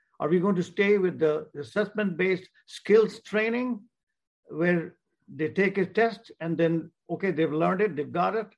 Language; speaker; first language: English; non-native, local second language; Bangla